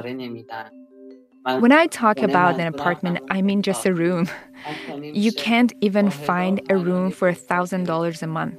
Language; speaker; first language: English; non-native, fluent; Persian